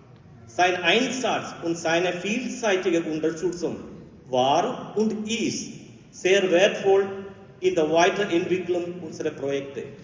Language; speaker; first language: German; non-native, fluent; Malayalam